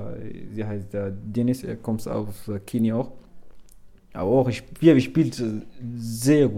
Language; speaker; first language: German; non-native, learner; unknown